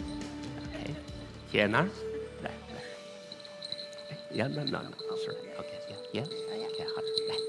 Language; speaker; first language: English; non-native, learner; Chinese